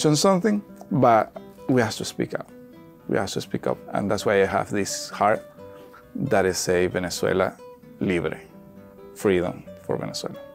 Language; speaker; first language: English; non-native, fluent; Spanish